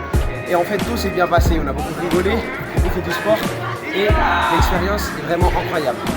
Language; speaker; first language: French; non-native, fluent; Spanish